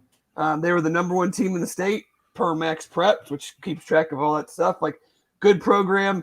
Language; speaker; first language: English; native; English